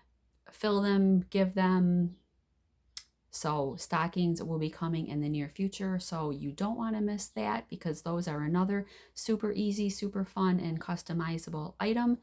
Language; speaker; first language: English; native; English